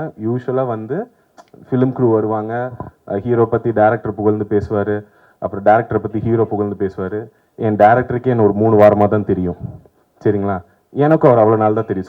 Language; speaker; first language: Tamil; native; Tamil